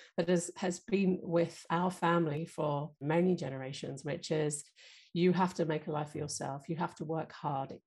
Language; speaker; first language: English; native; English